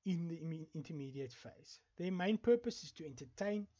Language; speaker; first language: English; non-native, local second language; Afrikaans